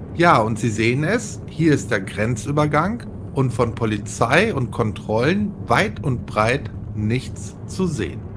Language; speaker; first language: German; native; German